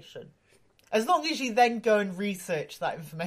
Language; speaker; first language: English; native; English